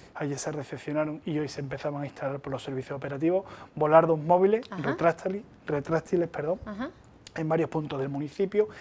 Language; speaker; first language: Spanish; native; Spanish